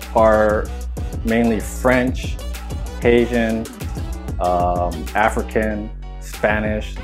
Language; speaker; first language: English; native; English